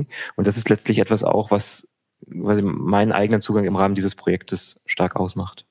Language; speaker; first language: German; native; German